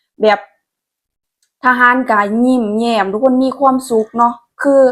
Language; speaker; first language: Thai; non-native, local second language; Lao